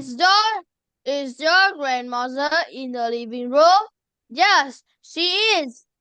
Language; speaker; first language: English; non-native, learner; Vietnamese